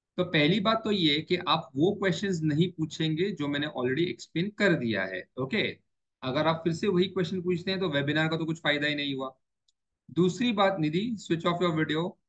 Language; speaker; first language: Hindi; native; Hindi